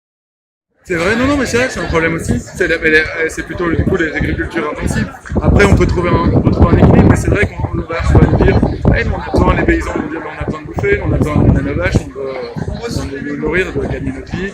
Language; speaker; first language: French; native; French